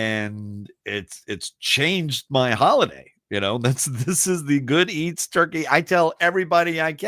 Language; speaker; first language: English; native; English